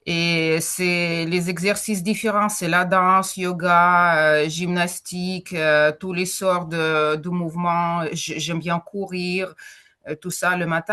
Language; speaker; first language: French; non-native, fluent; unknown